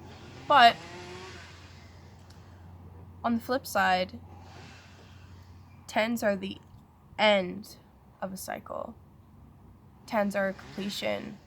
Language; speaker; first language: English; native; English